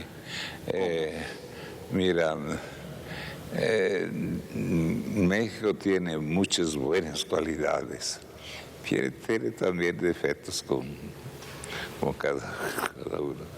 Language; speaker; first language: Spanish; non-native, fluent; Italian